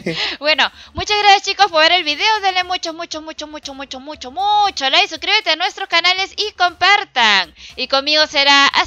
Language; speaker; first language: Spanish; native; Spanish